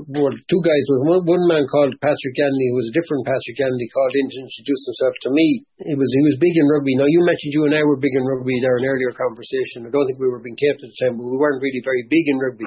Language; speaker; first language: English; native; English